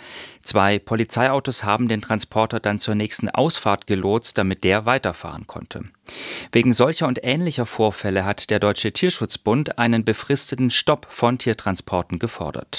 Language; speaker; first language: German; native; German